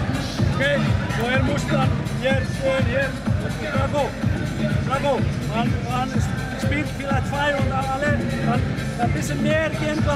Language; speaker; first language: German; non-native, learner; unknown